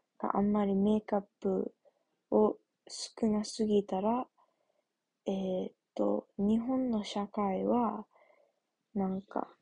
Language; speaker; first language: Japanese; non-native, learner; English